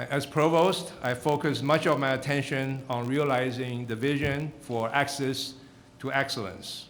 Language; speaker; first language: English; non-native, fluent; Chinese